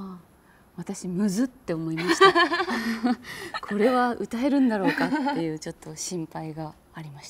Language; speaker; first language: Japanese; native; Japanese